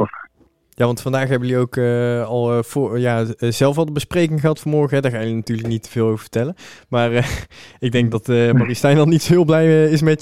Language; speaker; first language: Dutch; native; Dutch